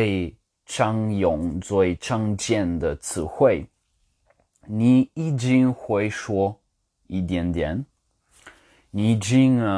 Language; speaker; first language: Chinese; non-native, learner; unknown